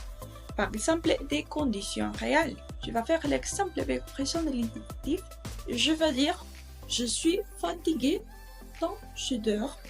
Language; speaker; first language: French; non-native, learner; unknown